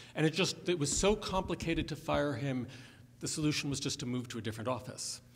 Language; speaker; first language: English; native; English